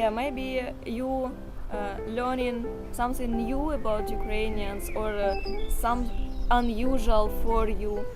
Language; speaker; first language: English; non-native, learner; Ukrainian